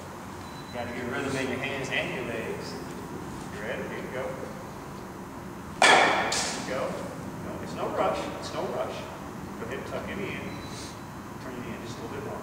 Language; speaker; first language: English; native; English